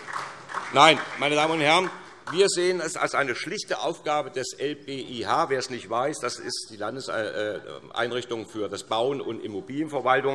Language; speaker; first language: German; native; German